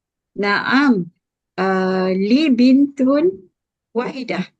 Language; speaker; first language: Arabic; non-native, learner; Malay